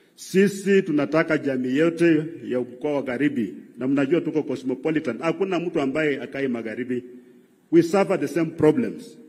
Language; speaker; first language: Swahili; non-native, local second language; Luyia